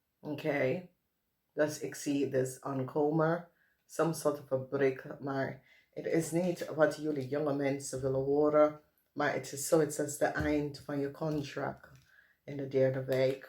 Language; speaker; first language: Dutch; non-native, fluent; English